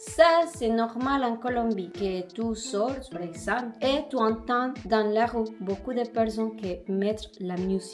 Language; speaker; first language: French; non-native, learner; Spanish